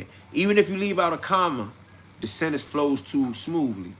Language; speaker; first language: English; native; English